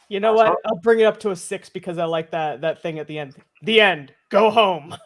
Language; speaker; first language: English; native; English